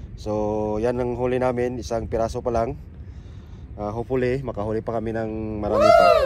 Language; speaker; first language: Filipino; non-native, local second language; Cebuano